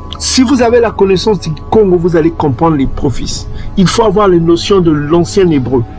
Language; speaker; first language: French; non-native, local second language; Kongo